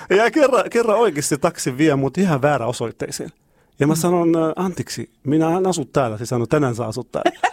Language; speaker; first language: Finnish; non-native, fluent; Arabic